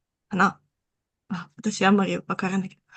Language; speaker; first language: Japanese; non-native, learner; Ukrainian